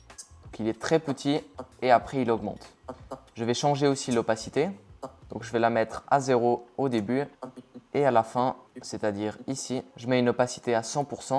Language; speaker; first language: French; native; French